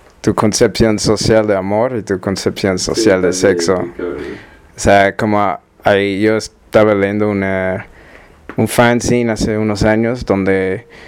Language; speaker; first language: Spanish; non-native, learner; English